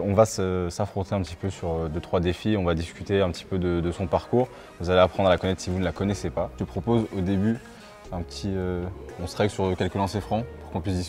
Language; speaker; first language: French; native; French